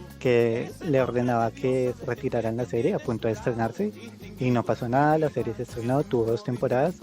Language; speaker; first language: Spanish; native; Spanish